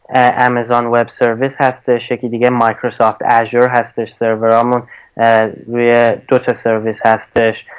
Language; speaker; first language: Persian; early bilingual, heritage; Persian